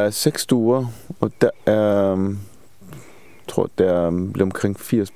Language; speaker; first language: Danish; non-native, fluent; Hebrew